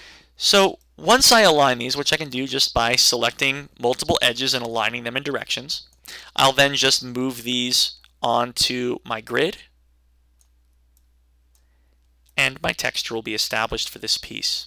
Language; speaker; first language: English; native; English